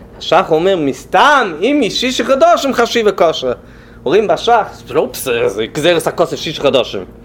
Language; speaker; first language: Hebrew; non-native, fluent; English